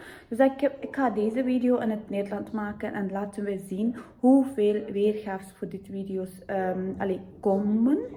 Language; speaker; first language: Dutch; non-native, fluent; Tibetan